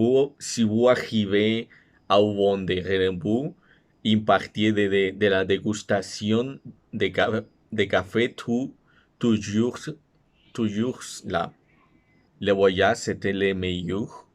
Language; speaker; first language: French; non-native, learner; Spanish